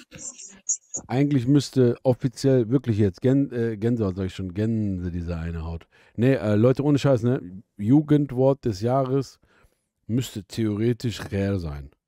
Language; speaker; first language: German; native; German